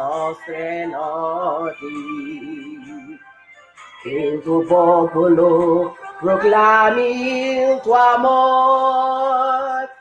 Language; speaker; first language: Italian; non-native, fluent; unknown